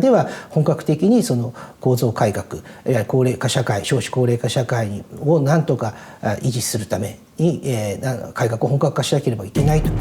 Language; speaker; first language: Japanese; native; Japanese